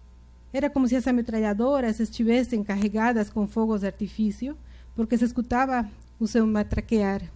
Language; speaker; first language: Portuguese; non-native, fluent; Spanish